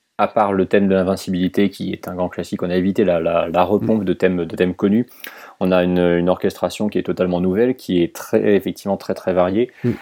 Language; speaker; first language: French; native; French